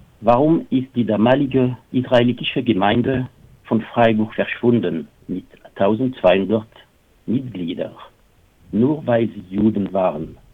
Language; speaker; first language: German; non-native, fluent; French